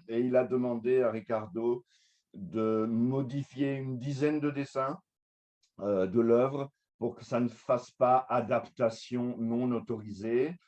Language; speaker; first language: French; native; French